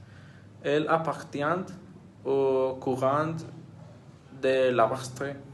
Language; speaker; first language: French; non-native, learner; Spanish